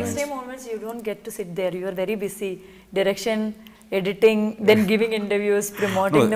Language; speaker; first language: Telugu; non-native, learner; Malayalam